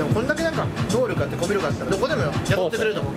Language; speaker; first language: Japanese; native; Japanese